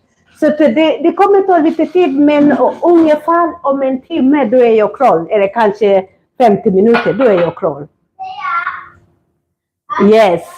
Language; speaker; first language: Swedish; non-native, fluent; Kikuyu